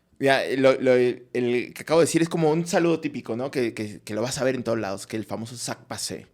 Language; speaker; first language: Spanish; non-native, fluent; French